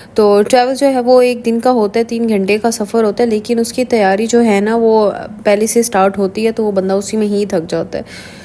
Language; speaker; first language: Urdu; native; Urdu